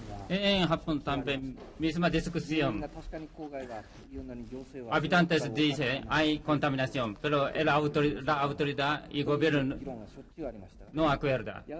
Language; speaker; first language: Spanish; non-native, learner; Japanese